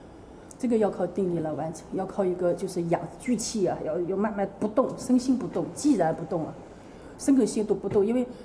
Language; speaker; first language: Chinese; native; Chinese